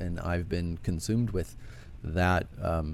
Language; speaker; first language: English; native; English